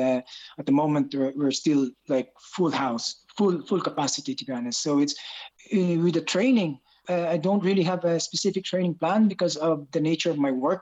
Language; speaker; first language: English; non-native, local second language; Hiligaynon